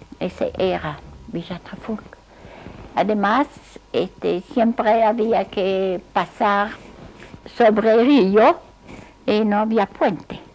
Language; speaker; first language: Spanish; non-native, fluent; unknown